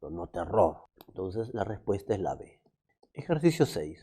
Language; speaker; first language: Spanish; native; Spanish